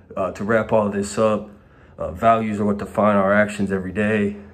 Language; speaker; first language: English; native; English